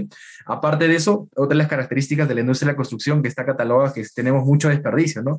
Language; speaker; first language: Spanish; native; Spanish